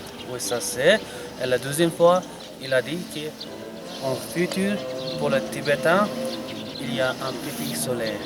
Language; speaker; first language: French; non-native, learner; Tibetan